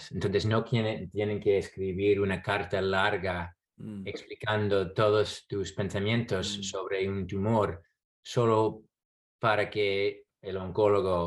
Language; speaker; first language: Spanish; non-native, fluent; English